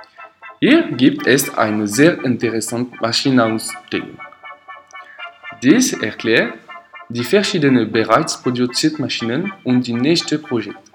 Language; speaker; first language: German; non-native, learner; French